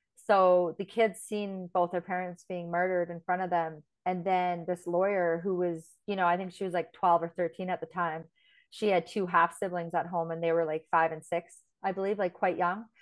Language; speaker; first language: English; native; English